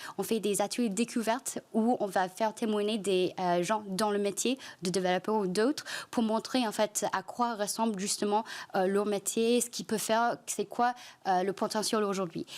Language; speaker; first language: French; non-native, fluent; Chinese